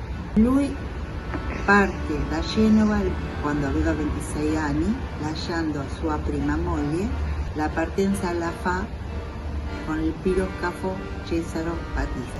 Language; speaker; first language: Italian; early bilingual, heritage; Spanish